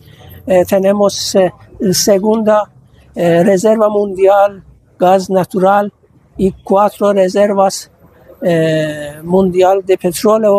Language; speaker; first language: Spanish; non-native, fluent; Persian